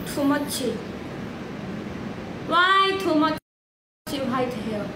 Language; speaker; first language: English; non-native, learner; Thai